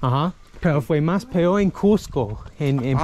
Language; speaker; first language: Spanish; non-native, learner; English